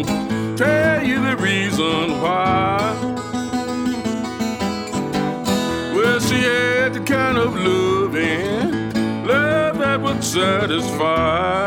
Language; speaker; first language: English; native; English